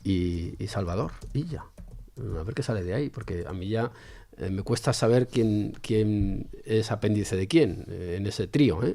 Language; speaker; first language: Spanish; native; Spanish